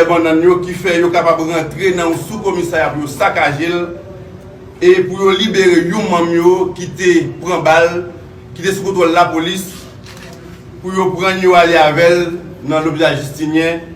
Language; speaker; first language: Haitian Creole; native; Haitian Creole